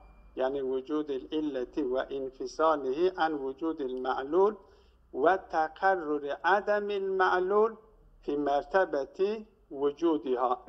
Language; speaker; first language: Turkish; native; Turkish